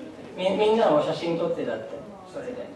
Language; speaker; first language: Japanese; non-native, fluent; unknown